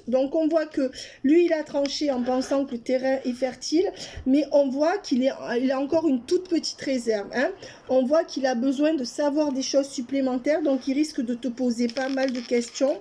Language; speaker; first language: French; native; French